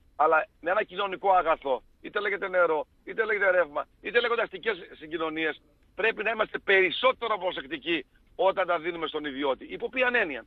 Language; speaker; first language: Greek; native; Greek